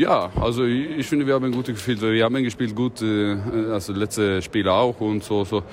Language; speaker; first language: German; non-native, learner; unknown